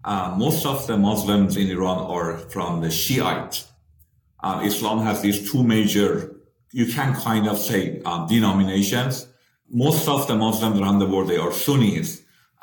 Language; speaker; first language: English; non-native, fluent; Persian